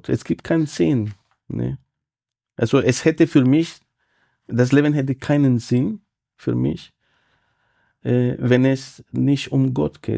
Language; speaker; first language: German; non-native, fluent; Spanish